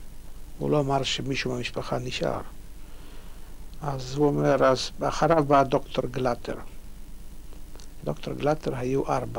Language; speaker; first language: Hebrew; non-native, fluent; Polish